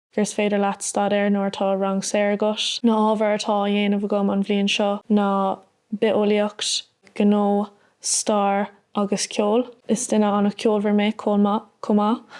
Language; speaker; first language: Irish; non-native, local second language; English